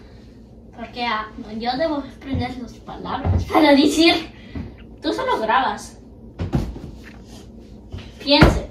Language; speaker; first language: Spanish; early bilingual, heritage; Spanish